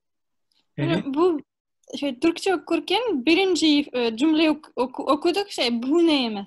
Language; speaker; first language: Turkish; non-native, fluent; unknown